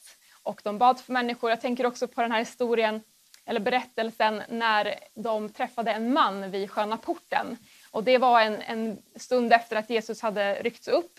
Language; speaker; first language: Swedish; native; Swedish